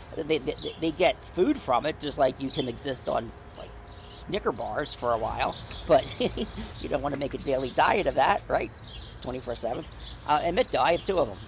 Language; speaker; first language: English; native; English